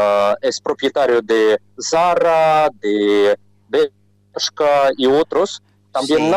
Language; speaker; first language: Spanish; non-native, fluent; Russian